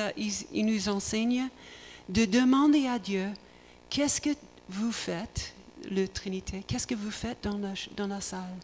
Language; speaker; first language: French; non-native, learner; English